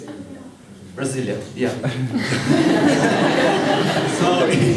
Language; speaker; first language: English; non-native, learner; Portuguese